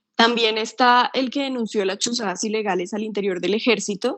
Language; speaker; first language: Spanish; native; Spanish